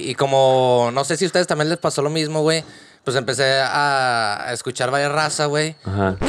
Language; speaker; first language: Spanish; native; Spanish